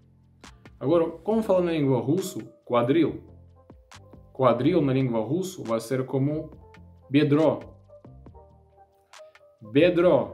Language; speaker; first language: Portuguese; non-native, learner; Russian